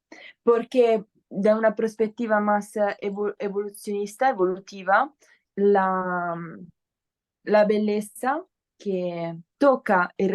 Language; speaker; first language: Spanish; non-native, learner; Italian